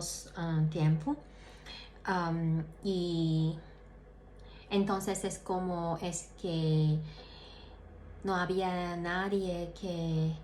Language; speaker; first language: Spanish; non-native, learner; Cantonese